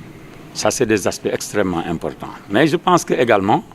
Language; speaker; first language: French; non-native, local second language; Wolof